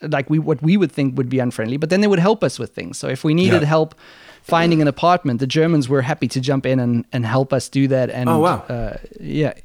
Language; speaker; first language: English; native; English